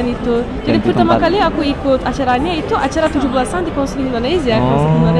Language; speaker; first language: Indonesian; non-native, fluent; Turkish